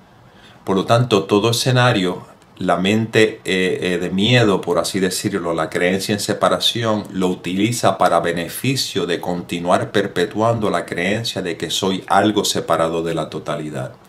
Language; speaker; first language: Spanish; native; Spanish